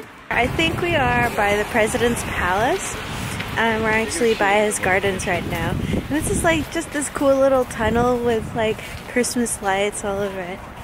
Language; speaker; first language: English; native; English